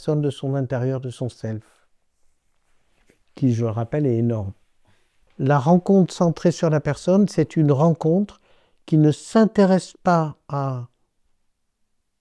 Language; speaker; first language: French; native; French